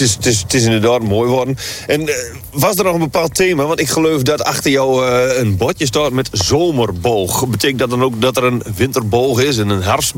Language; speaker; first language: Dutch; native; Dutch